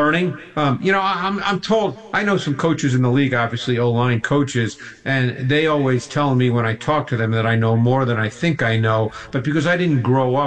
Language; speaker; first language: English; native; English